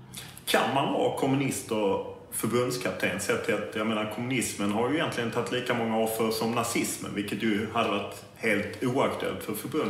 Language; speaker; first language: Swedish; native; Swedish